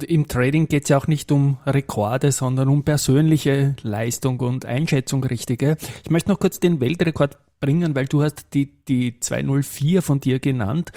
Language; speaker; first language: German; native; German